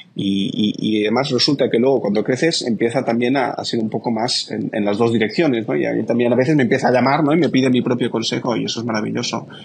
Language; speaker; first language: Spanish; native; Spanish